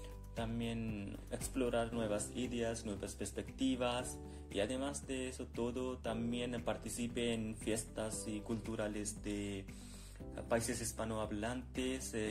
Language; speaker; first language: Spanish; non-native, fluent; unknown